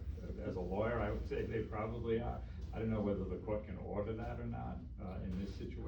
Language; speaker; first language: English; native; English